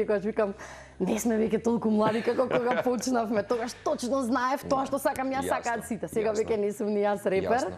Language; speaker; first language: Macedonian; native; Macedonian